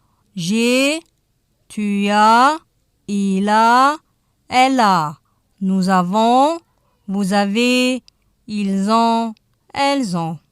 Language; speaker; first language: French; non-native, fluent; Arabic